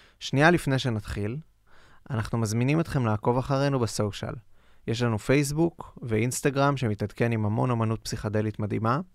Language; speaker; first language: Hebrew; native; Hebrew